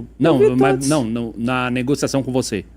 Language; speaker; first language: Portuguese; native; Portuguese